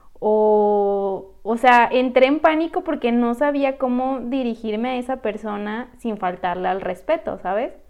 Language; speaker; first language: Spanish; native; Spanish